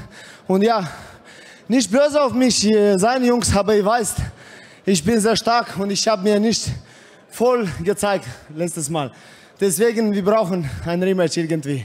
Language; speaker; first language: German; non-native, fluent; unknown